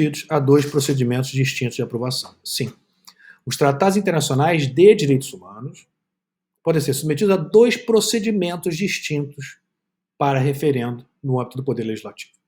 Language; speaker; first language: Portuguese; native; Portuguese